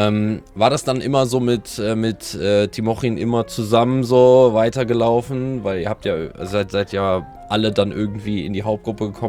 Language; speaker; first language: German; native; German